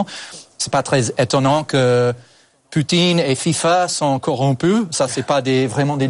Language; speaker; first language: French; non-native, fluent; English